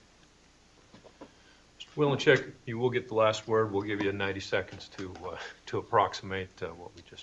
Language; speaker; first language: English; native; English